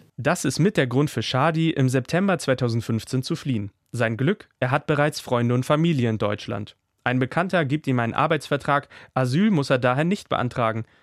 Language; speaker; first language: German; native; German